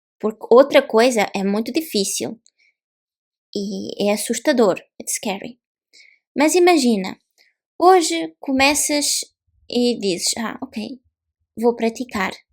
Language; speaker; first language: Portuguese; native; Portuguese